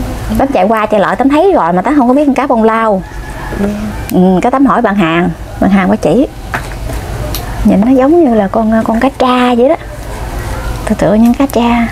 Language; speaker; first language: Vietnamese; native; Vietnamese